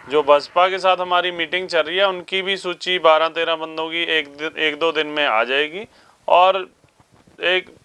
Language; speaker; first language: Hindi; non-native, local second language; Punjabi